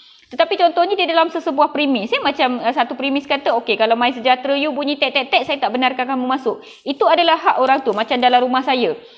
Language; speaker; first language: Malay; non-native, local second language; Tamil